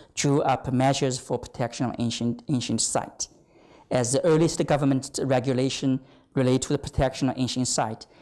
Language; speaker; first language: English; non-native, fluent; Chinese